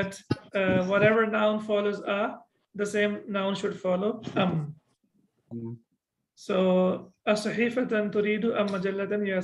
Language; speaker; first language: Arabic; non-native, fluent; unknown